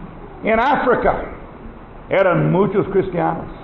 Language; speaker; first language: Spanish; non-native, learner; English